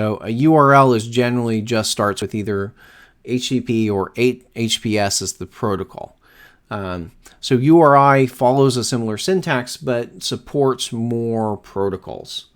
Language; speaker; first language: English; native; English